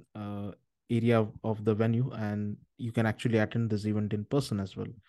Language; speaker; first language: English; non-native, local second language; Marathi